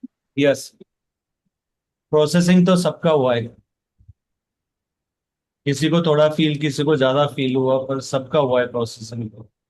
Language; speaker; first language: Hindi; native; Hindi